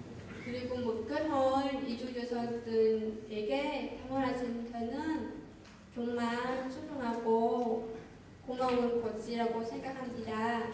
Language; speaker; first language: Korean; non-native, learner; Vietnamese